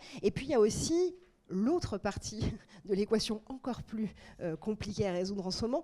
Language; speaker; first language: French; native; French